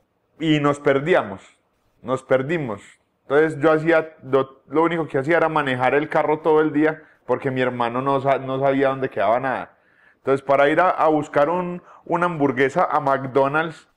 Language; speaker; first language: Spanish; native; Spanish